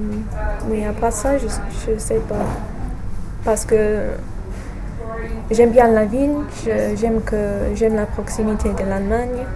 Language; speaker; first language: French; non-native, fluent; English